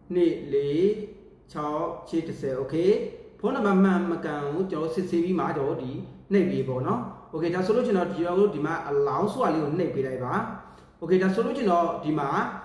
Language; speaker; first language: Burmese; native; Burmese